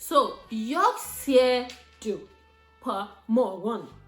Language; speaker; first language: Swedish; non-native, learner; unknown